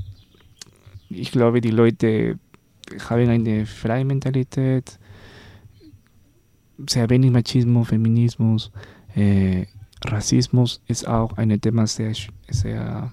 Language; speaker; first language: German; non-native, learner; Spanish